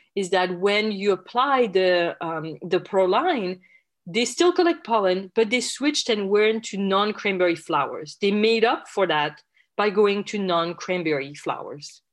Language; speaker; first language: English; non-native, fluent; French